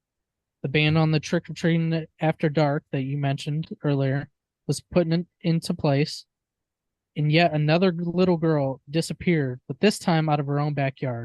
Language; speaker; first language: English; native; English